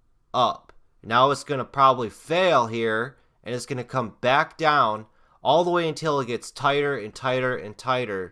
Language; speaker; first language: English; native; English